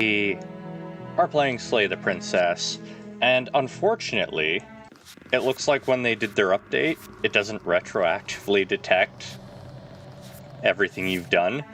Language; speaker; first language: English; native; English